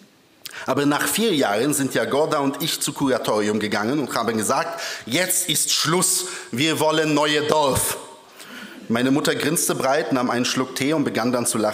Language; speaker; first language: German; early bilingual, other home language; Polish